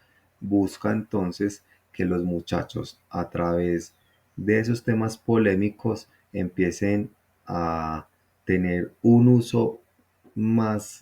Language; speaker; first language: Spanish; native; Spanish